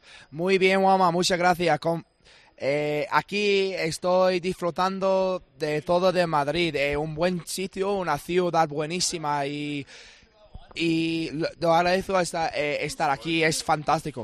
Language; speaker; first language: Spanish; non-native, fluent; English